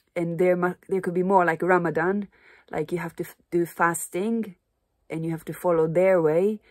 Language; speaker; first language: English; non-native, fluent; Japanese